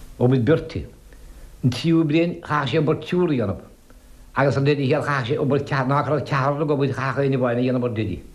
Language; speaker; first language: Irish; native; Irish